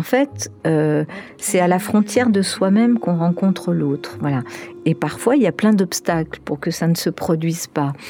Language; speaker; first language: French; early bilingual, other home language; Spanish